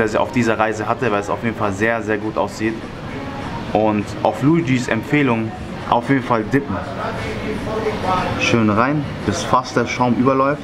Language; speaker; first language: German; native; German